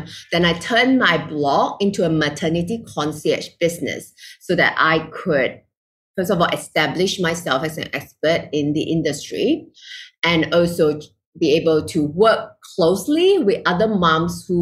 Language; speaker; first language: English; non-native, local second language; Chinese